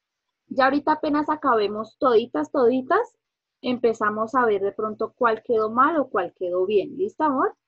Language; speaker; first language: Spanish; native; Spanish